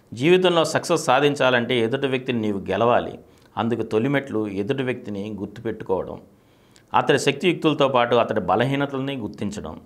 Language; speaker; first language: Telugu; native; Telugu